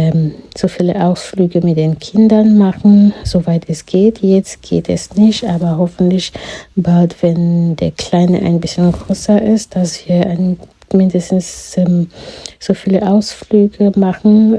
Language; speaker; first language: German; non-native, fluent; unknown